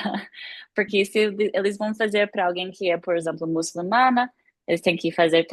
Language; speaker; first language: Portuguese; non-native, fluent; English